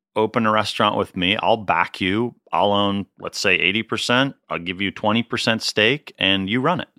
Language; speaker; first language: English; native; English